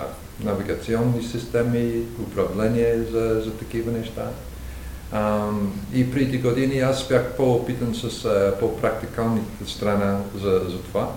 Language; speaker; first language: Bulgarian; non-native, learner; English